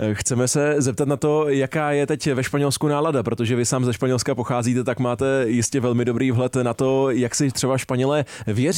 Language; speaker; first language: Czech; native; Czech